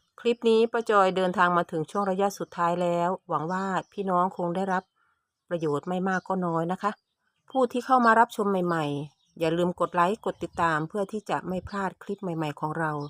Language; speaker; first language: Thai; native; Thai